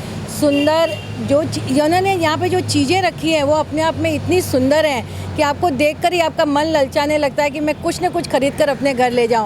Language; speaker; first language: Hindi; native; Hindi